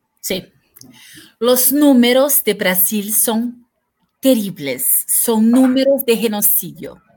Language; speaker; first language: Spanish; non-native, fluent; Portuguese